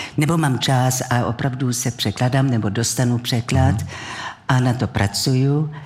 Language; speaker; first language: Czech; non-native, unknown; French